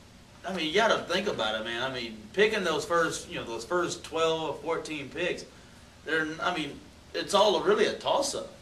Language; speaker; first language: English; native; English